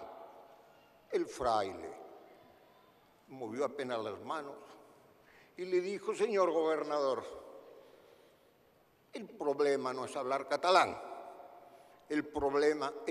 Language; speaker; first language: Spanish; native; Spanish